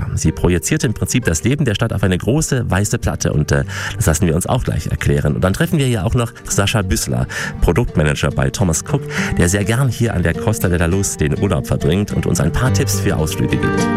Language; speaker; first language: German; native; German